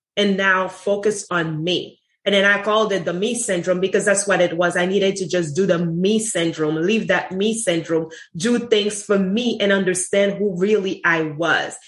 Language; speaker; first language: English; non-native, fluent; Haitian Creole